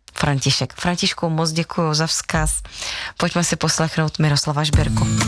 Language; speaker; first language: Czech; native; Czech